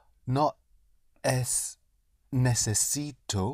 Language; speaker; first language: Spanish; non-native, learner; English